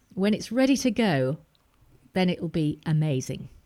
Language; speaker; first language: English; native; English